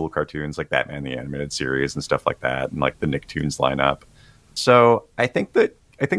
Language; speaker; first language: English; native; English